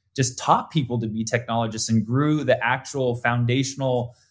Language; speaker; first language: English; native; English